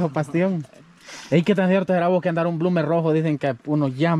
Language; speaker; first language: Spanish; native; Spanish